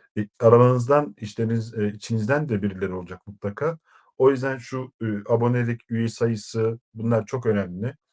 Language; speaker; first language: Turkish; native; Turkish